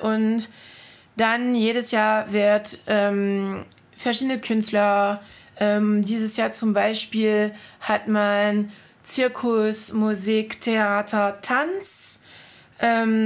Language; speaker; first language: German; non-native, fluent; French